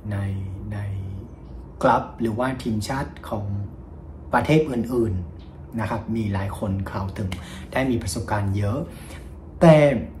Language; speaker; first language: Thai; non-native, fluent; Vietnamese